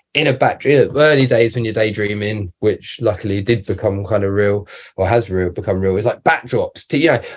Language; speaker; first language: English; native; English